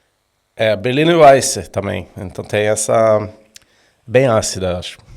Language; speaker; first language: Portuguese; non-native, fluent; Swedish